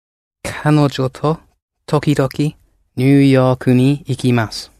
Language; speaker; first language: Japanese; non-native, learner; English